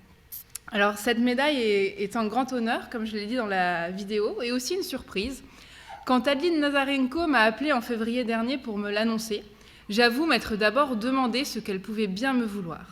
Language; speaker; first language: French; native; French